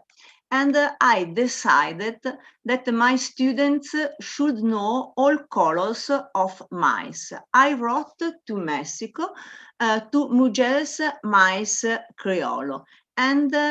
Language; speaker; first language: English; non-native, learner; Italian